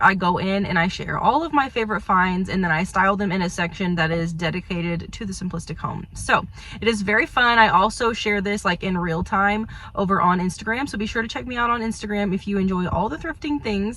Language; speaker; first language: English; native; English